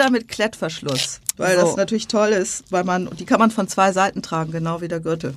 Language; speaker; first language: German; native; German